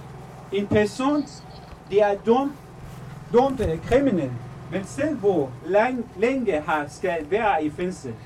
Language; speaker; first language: Danish; non-native, fluent; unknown